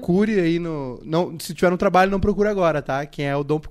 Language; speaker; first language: Portuguese; native; Portuguese